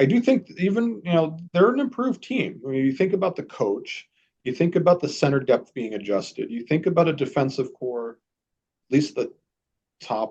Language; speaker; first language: English; native; English